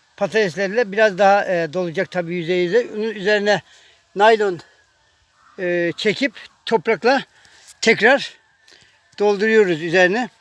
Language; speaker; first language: Turkish; native; Turkish